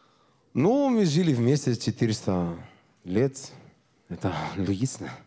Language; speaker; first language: Russian; non-native, learner; Greek